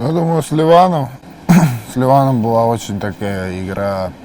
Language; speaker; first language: Russian; non-native, local second language; Tajik